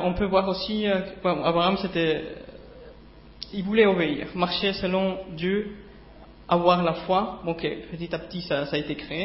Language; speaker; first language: French; native; French